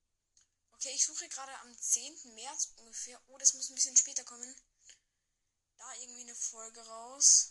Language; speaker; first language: German; native; German